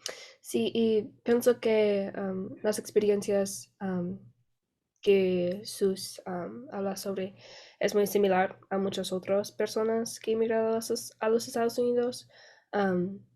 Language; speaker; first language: Spanish; non-native, learner; English